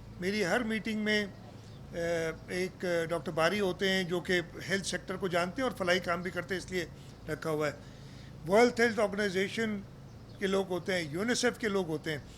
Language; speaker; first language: Urdu; non-native, local second language; Sindhi